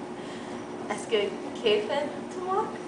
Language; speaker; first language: French; non-native, learner; English